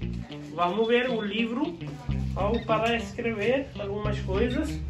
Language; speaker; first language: Portuguese; non-native, learner; Hindi